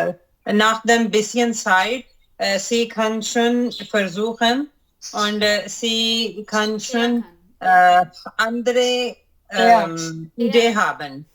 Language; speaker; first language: German; non-native, learner; Urdu